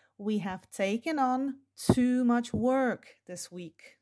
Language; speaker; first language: English; non-native, fluent; Polish